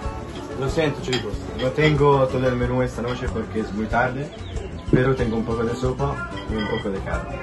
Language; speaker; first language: Spanish; non-native, learner; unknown